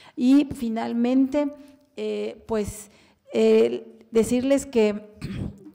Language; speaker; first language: Spanish; native; Spanish